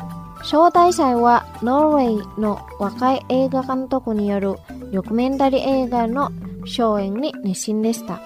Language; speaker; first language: Japanese; non-native, fluent; Indonesian